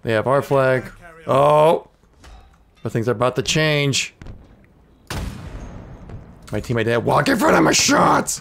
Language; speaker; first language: English; native; English